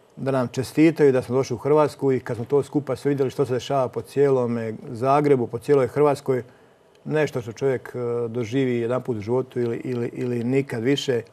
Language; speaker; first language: Croatian; native; Croatian